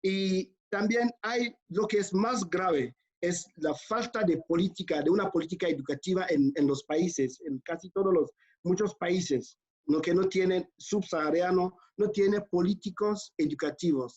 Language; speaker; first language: Spanish; non-native, fluent; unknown